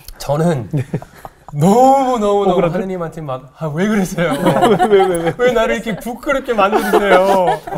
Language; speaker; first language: Korean; early bilingual, heritage; English